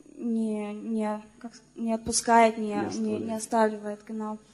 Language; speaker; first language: Russian; non-native, learner; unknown